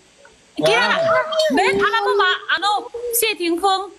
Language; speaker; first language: Filipino; non-native, learner; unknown